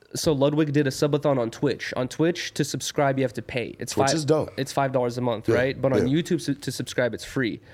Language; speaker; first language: English; native; English